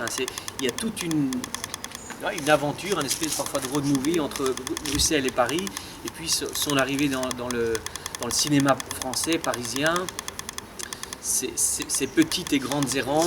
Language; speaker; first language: French; native; French